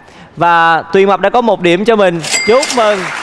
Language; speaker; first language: Vietnamese; native; Vietnamese